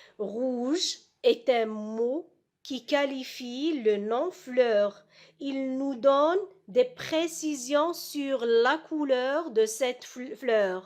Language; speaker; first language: French; non-native, local second language; Arabic